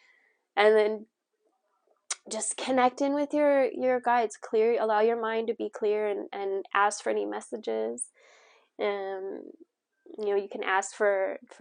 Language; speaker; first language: English; native; English